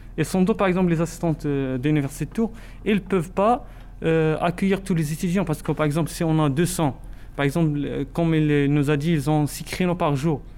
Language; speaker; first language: French; non-native, local second language; Arabic